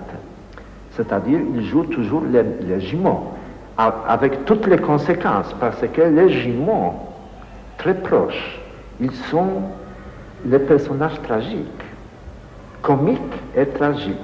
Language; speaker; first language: French; non-native, fluent; Polish